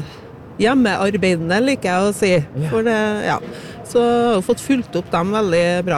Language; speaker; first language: Norwegian; native; Norwegian